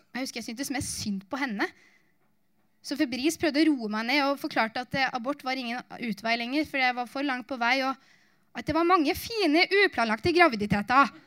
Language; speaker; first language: Norwegian; native; Norwegian